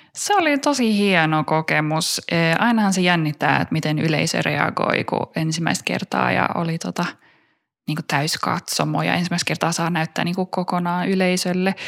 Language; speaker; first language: Finnish; early bilingual, heritage; Finnish